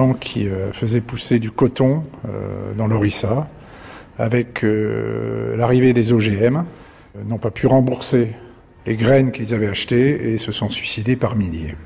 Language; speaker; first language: French; native; French